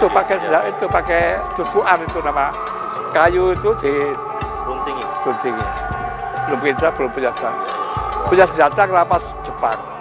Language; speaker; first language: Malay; non-native, local second language; Javanese